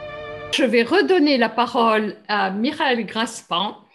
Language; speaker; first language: French; native; French